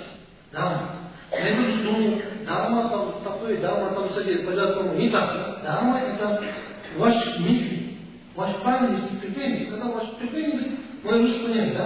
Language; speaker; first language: Russian; non-native, learner; Tibetan